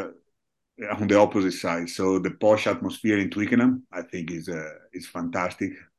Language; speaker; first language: English; non-native, fluent; Italian